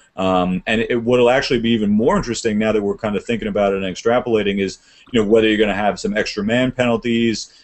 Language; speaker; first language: English; native; English